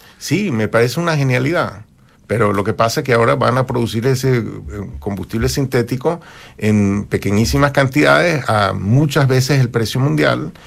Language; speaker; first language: Spanish; native; Spanish